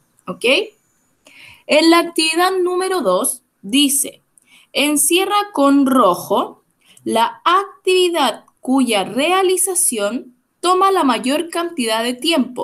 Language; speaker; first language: Spanish; native; Spanish